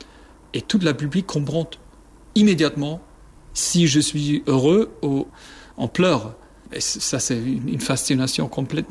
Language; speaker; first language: French; non-native, fluent; German